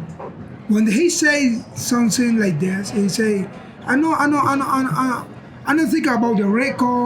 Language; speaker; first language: English; non-native, learner; Spanish